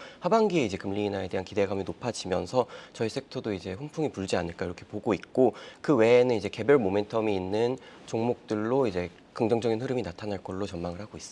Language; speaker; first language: Korean; native; Korean